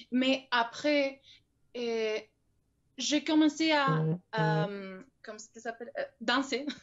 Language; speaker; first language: French; non-native, fluent; Spanish